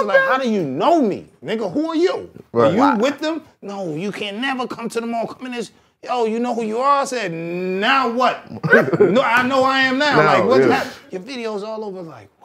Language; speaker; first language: English; native; English